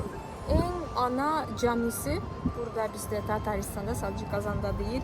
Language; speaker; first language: Turkish; non-native, fluent; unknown